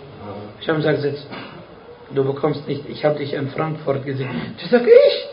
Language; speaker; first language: German; non-native, fluent; Arabic